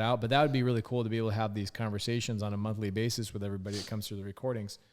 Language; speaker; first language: English; native; English